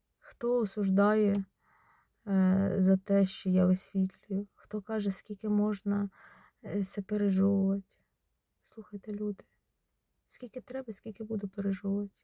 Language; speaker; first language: Ukrainian; native; Ukrainian